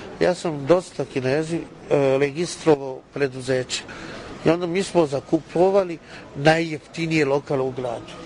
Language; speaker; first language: Serbian; non-native, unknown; Chinese